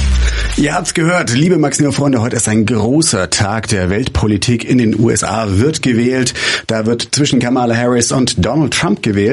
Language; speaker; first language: German; native; German